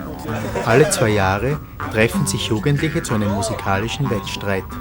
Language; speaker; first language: German; native; German